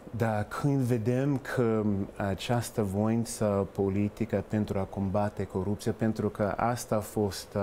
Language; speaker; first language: Romanian; non-native, fluent; English